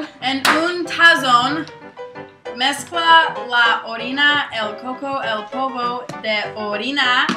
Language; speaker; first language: Spanish; non-native, learner; English